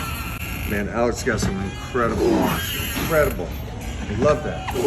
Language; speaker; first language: English; native; English